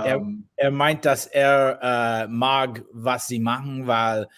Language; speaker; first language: German; non-native, learner; English